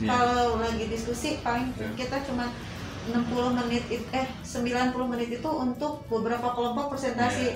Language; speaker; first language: Indonesian; non-native, local second language; Sundanese